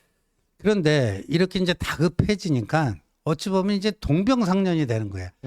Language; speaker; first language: Korean; native; Korean